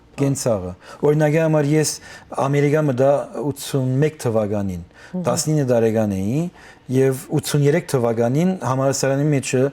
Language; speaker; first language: Armenian; early bilingual, heritage; Armenian